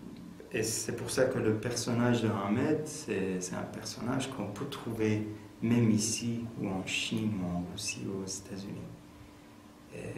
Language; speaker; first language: French; non-native, fluent; Persian